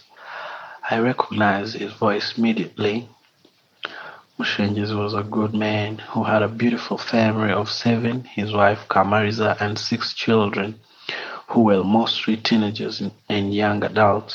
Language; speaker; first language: English; non-native, local second language; Kinyarwanda